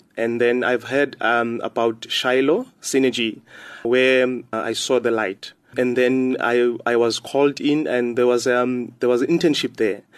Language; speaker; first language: English; non-native, local second language; Xhosa